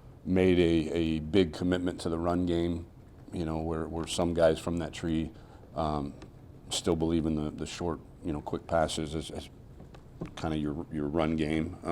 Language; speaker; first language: English; native; English